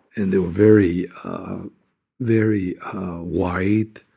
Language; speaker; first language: English; non-native, fluent; Japanese